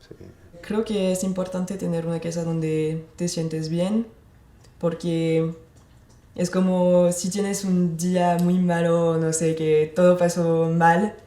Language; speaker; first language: Spanish; non-native, fluent; French